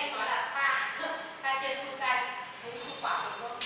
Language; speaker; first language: Chinese; non-native, learner; Vietnamese